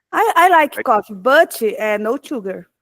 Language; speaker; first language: English; non-native, learner; Portuguese